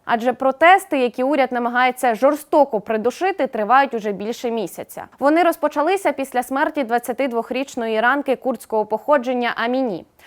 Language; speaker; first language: Ukrainian; native; Ukrainian